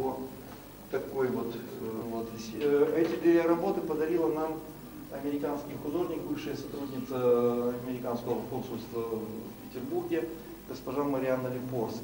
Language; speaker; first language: Russian; native; Russian